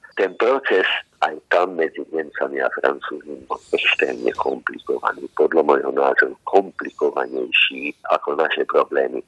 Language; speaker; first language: Slovak; non-native, local second language; Hungarian